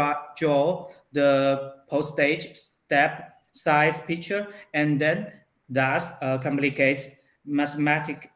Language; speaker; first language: English; non-native, learner; Chinese